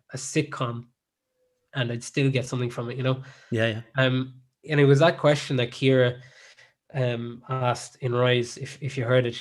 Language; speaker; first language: English; native; English